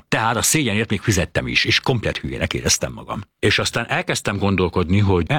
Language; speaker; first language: Hungarian; native; Hungarian